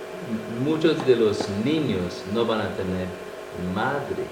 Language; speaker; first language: Spanish; non-native, fluent; English